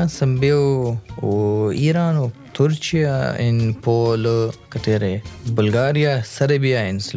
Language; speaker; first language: Slovenian; non-native, learner; Urdu